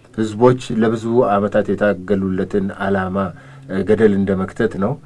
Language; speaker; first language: Amharic; non-native, local second language; Oromo